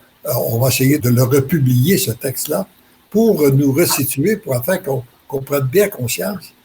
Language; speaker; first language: French; native; French